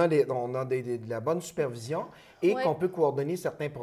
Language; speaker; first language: French; native; French